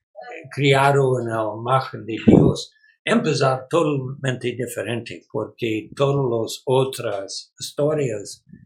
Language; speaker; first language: Spanish; non-native, learner; English